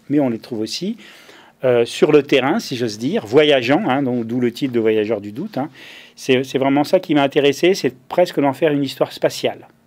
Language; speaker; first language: French; native; French